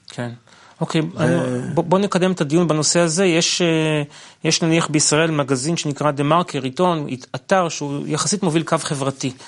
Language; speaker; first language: Hebrew; native; Hebrew